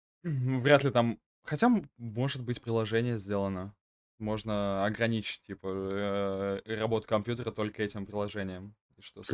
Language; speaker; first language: Russian; native; Russian